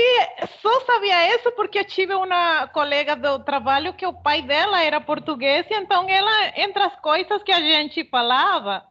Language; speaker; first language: Portuguese; non-native, fluent; Spanish